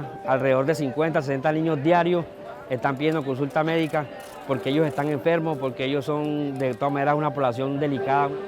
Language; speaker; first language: Spanish; native; Spanish